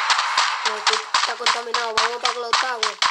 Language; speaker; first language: Spanish; native; Spanish